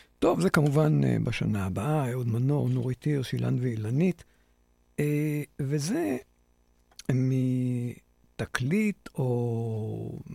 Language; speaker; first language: Hebrew; native; Hebrew